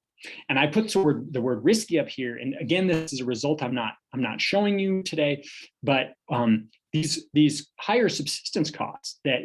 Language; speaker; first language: English; native; English